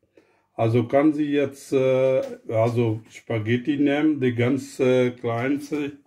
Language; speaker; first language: German; non-native, learner; Urdu